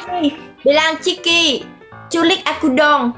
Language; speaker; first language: Indonesian; non-native, learner; Vietnamese